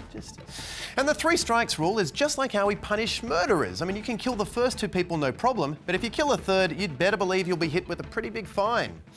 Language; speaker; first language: English; native; English